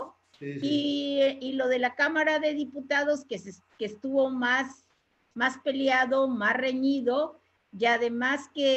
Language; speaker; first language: Spanish; native; Spanish